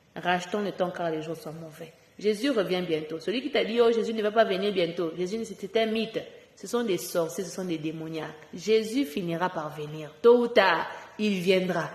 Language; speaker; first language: French; non-native, local second language; Lingala